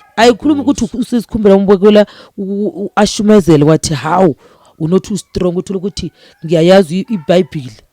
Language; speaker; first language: Zulu; non-native, local second language; Venda